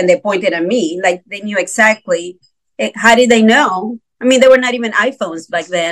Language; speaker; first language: English; non-native, fluent; Spanish